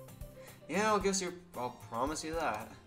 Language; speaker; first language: English; native; English